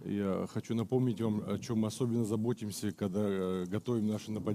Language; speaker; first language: Russian; native; Russian